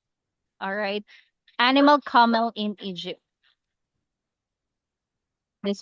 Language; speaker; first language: English; non-native, local second language; Cebuano